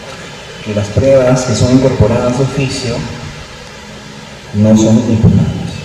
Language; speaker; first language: Spanish; native; Spanish